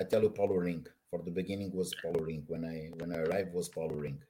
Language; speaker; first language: English; non-native, learner; Portuguese